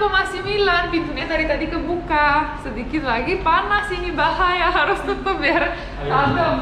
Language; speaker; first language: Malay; non-native, fluent; English